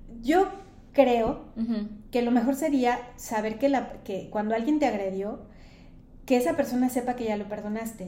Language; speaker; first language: Spanish; native; Spanish